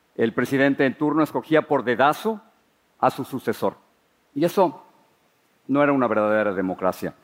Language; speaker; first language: Spanish; native; Spanish